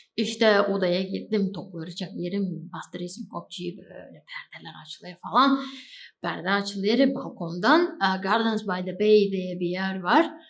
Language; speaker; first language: Turkish; native; Turkish